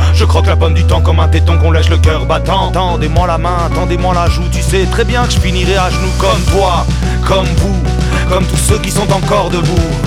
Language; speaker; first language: French; native; French